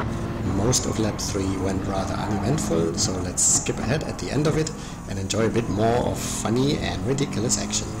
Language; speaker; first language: English; non-native, fluent; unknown